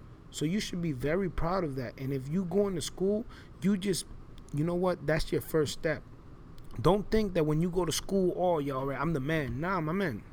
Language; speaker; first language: English; early bilingual, other home language; Spanish